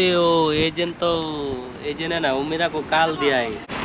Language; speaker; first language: Hindi; non-native, learner; Bangla